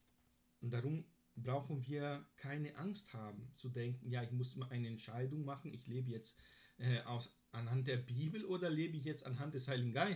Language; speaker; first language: German; non-native, fluent; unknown